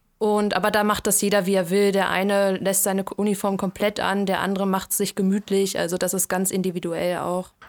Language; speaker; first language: German; native; German